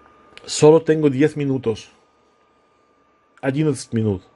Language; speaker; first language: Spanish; non-native, fluent; Russian